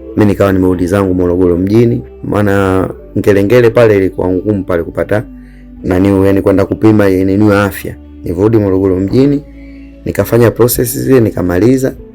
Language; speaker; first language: Swahili; native; Swahili